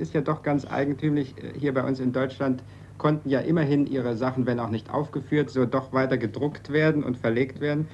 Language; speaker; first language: German; native; German